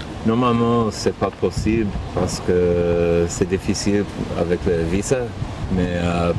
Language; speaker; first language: French; non-native, learner; English